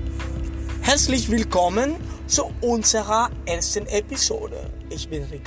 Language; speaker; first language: German; non-native, fluent; Spanish